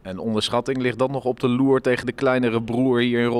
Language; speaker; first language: Dutch; native; Dutch